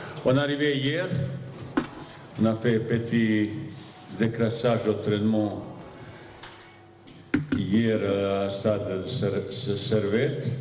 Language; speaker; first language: French; non-native, fluent; Bosnian